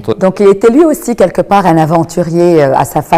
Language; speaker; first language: French; non-native, local second language; Arabic